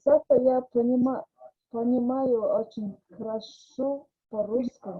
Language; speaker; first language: Russian; early bilingual, heritage; Russian